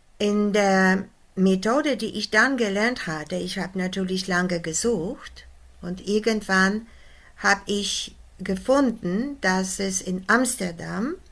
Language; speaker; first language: German; non-native, fluent; Polish